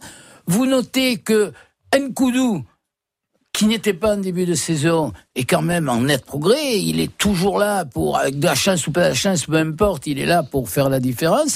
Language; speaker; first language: French; native; French